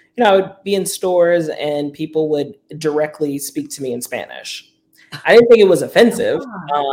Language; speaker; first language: English; native; English